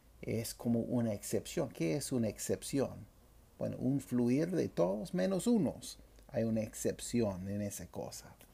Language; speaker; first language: Spanish; non-native, fluent; English